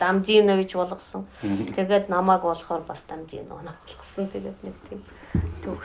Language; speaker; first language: Mongolian; non-native, fluent; Russian